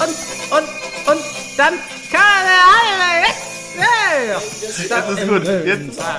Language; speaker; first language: German; native; German